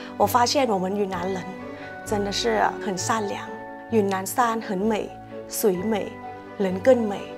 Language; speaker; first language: Chinese; non-native, fluent; Thai